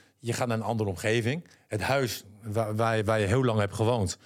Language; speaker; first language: Dutch; native; Dutch